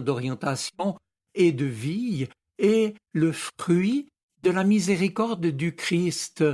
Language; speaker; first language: French; native; French